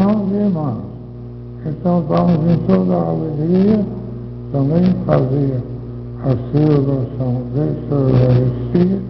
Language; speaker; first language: Portuguese; non-native, fluent; Dutch